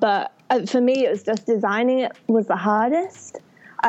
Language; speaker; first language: English; native; English